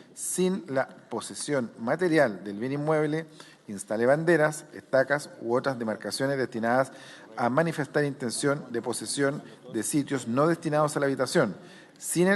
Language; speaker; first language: Spanish; native; Spanish